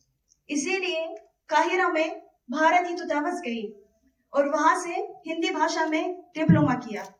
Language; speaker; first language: Hindi; non-native, fluent; Arabic